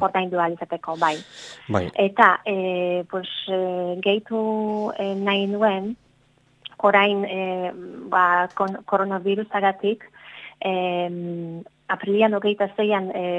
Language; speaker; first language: Basque; non-native, learner; Polish